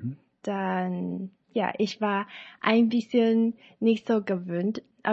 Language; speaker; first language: German; non-native, learner; Chinese